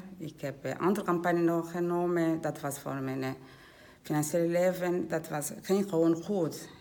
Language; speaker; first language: Dutch; non-native, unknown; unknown